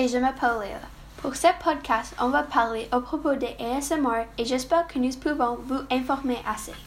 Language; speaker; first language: French; non-native, learner; English